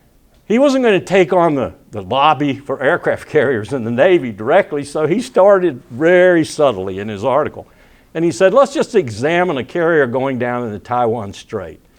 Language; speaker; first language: English; native; English